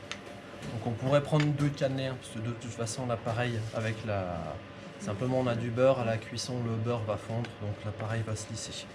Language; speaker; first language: French; native; French